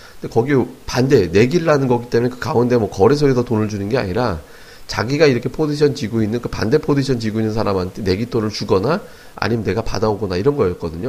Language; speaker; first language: Korean; native; Korean